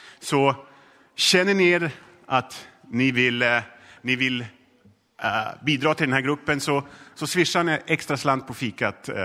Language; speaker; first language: Swedish; native; Swedish